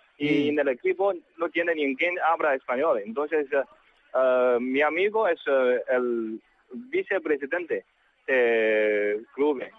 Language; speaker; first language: Spanish; non-native, learner; Chinese